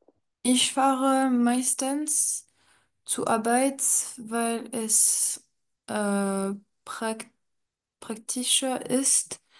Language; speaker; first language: German; non-native, learner; French